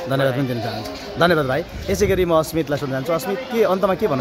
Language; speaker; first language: Nepali; native; Nepali